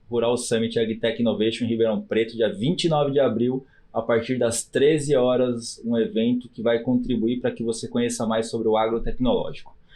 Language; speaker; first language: Portuguese; native; Portuguese